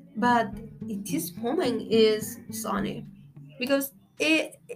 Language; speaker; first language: English; non-native, learner; Spanish